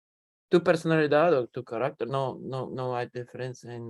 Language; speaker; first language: Spanish; non-native, learner; English